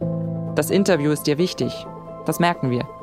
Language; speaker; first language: German; native; German